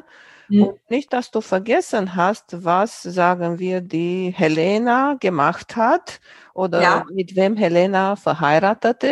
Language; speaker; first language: German; non-native, fluent; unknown